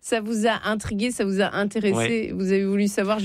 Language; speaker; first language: French; native; French